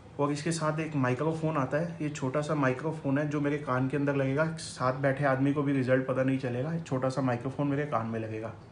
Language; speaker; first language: Hindi; native; Hindi